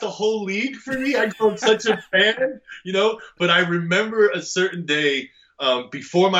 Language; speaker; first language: English; native; English